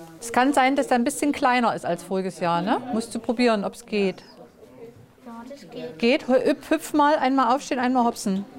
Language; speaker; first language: German; native; German